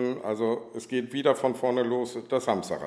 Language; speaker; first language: German; native; German